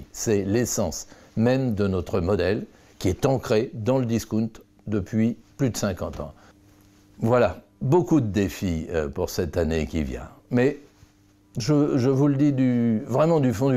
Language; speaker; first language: French; native; French